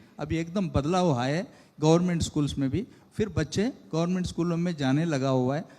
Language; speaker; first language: Hindi; non-native, local second language; Telugu